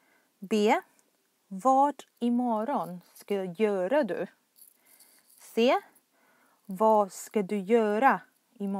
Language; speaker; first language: Swedish; non-native, fluent; Thai